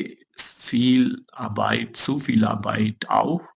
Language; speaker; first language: German; non-native, learner; Urdu